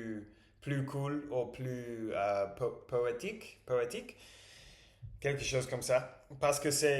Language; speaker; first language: French; non-native, learner; English